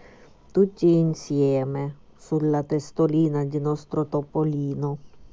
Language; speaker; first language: Italian; non-native, fluent; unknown